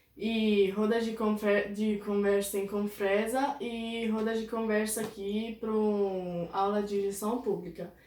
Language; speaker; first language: Portuguese; non-native, fluent; Italian